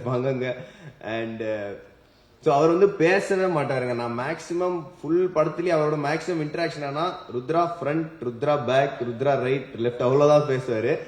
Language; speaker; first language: Tamil; native; Tamil